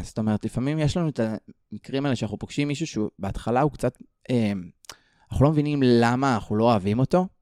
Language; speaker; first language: Hebrew; native; Hebrew